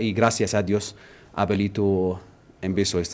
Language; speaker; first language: Spanish; non-native, learner; Arabic